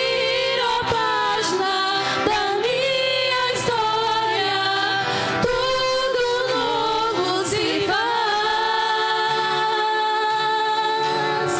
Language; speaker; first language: Portuguese; native; Portuguese